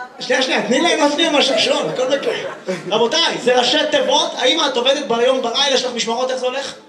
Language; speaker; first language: Hebrew; native; Hebrew